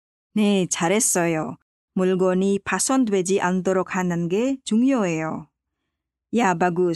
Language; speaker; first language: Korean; non-native, fluent; Indonesian